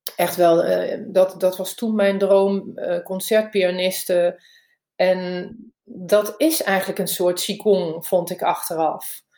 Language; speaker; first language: Dutch; non-native, fluent; German